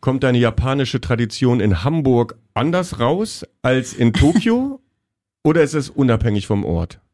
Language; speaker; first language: German; native; German